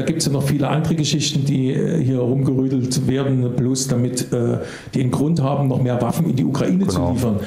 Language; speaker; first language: German; native; German